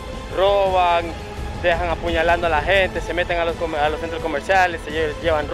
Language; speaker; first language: Spanish; native; Spanish